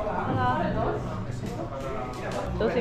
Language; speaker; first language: Spanish; non-native, learner; Korean